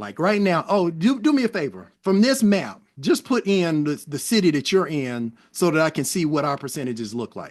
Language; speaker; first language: English; native; English